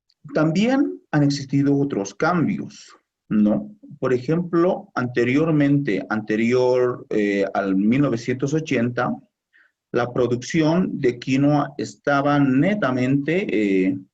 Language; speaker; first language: Spanish; native; Spanish